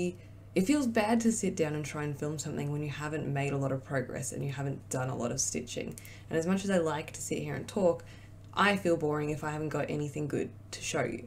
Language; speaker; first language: English; native; English